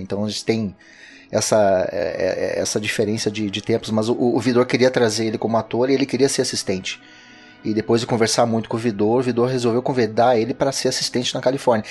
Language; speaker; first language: Portuguese; native; Portuguese